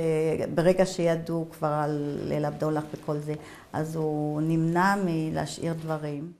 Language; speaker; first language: Hebrew; non-native, fluent; German